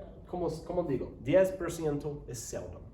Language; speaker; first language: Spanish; non-native, learner; English